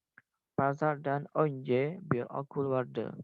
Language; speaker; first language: Turkish; non-native, learner; Indonesian